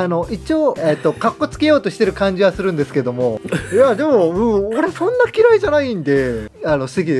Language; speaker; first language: Japanese; native; Japanese